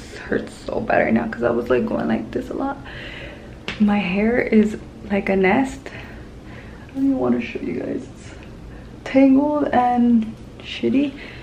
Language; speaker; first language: English; native; English